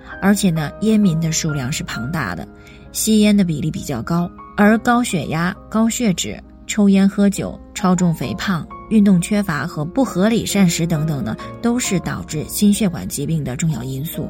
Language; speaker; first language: Chinese; native; Chinese